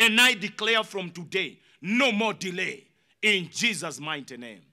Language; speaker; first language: English; non-native, local second language; Kikuyu